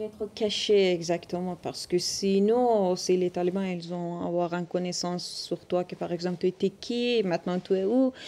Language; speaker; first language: French; non-native, learner; Persian